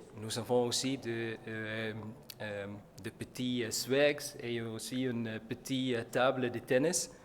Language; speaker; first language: French; non-native, learner; Dutch